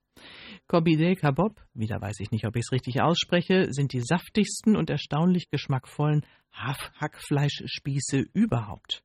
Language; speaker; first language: German; native; German